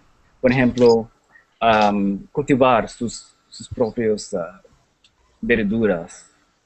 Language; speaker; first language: Spanish; non-native, learner; English